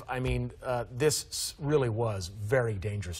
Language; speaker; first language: English; native; English